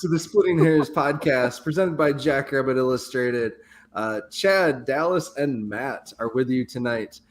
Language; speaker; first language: English; native; English